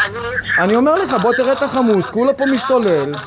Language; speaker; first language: Hebrew; native; Hebrew